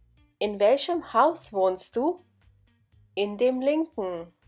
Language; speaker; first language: German; non-native, fluent; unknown